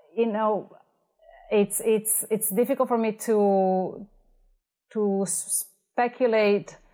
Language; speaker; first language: English; non-native, fluent; Italian